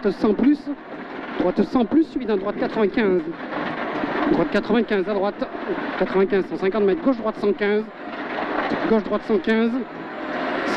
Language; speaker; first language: French; native; French